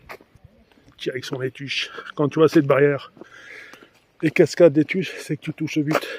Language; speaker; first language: French; native; French